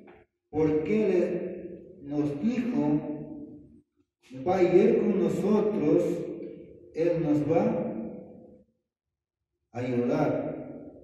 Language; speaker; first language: Spanish; non-native, fluent; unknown